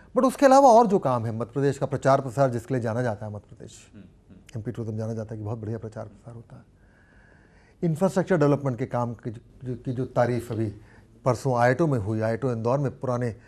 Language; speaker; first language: Hindi; native; Hindi